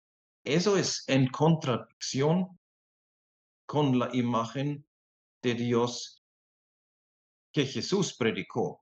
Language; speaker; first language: Spanish; non-native, fluent; German